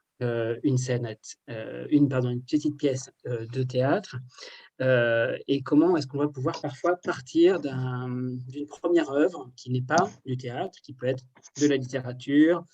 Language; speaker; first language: French; native; French